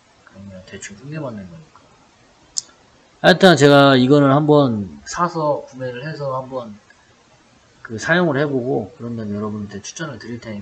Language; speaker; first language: Korean; native; Korean